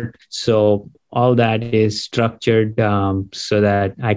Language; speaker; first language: English; non-native, local second language; Gujarati